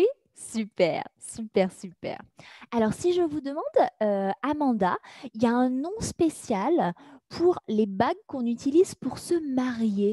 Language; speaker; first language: French; native; French